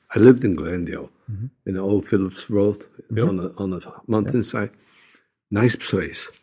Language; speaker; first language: English; non-native, fluent; Japanese